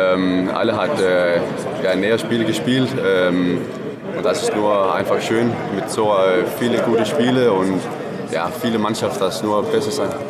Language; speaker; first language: German; non-native, fluent; Danish